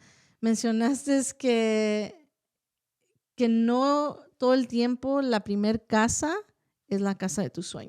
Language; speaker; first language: Spanish; early bilingual, heritage; Spanish